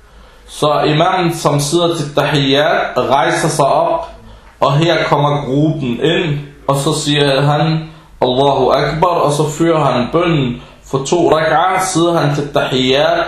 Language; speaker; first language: Danish; non-native, fluent; Arabic